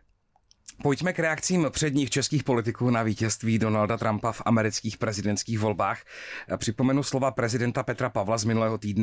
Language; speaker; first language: Czech; native; Czech